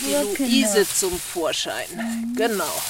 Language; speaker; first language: German; native; German